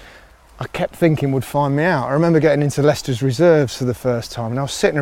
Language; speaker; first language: English; native; English